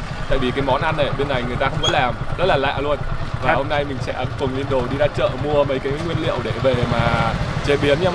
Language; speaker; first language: Vietnamese; native; Vietnamese